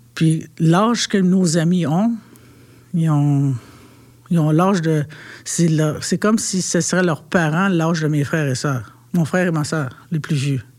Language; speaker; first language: French; non-native, local second language; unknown